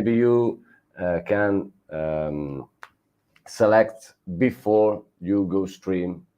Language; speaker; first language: English; non-native, learner; Italian